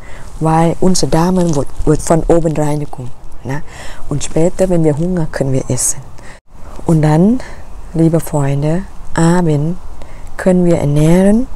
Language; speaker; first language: German; non-native, learner; Thai